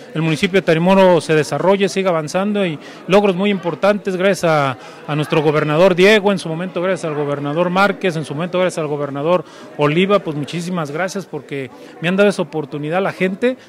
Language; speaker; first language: Spanish; native; Spanish